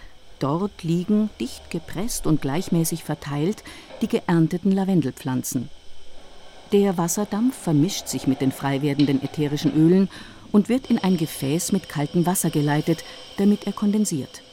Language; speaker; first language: German; native; German